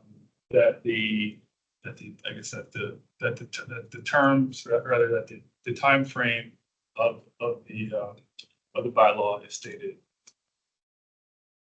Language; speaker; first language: English; native; English